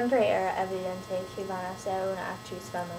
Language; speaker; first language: Spanish; non-native, learner; English